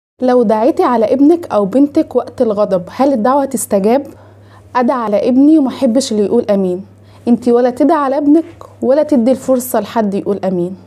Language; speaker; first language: Arabic; native; Arabic